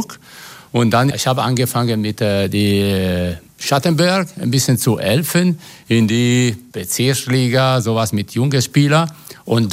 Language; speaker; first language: German; non-native, learner; Italian